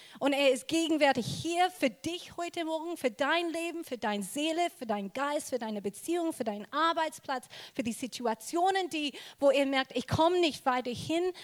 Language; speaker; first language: German; non-native, fluent; English